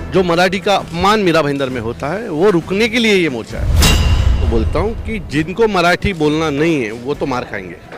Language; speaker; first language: Hindi; non-native, local second language; Marathi